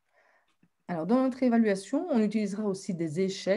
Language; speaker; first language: French; native; French